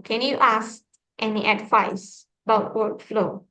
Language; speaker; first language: English; non-native, fluent; Indonesian